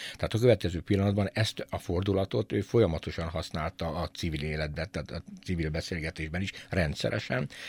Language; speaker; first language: Hungarian; native; Hungarian